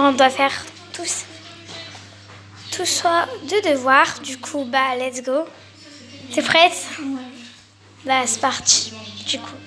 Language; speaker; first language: French; early bilingual, other home language; Arabic